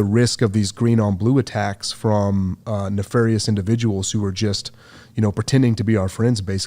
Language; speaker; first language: English; native; English